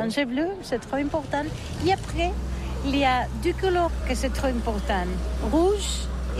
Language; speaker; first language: French; non-native, learner; Catalan